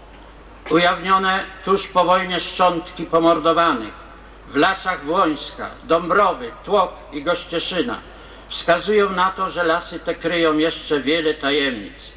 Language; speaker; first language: Polish; native; Polish